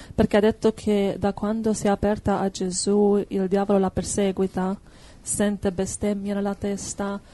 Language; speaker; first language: Italian; non-native, fluent; Hungarian